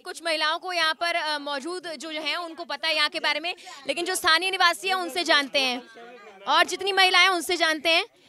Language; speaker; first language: Hindi; native; Hindi